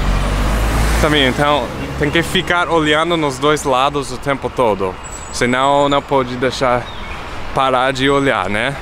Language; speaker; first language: Portuguese; non-native, fluent; English